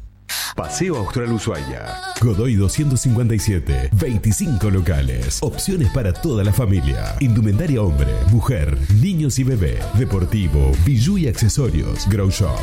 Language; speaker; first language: Spanish; native; Spanish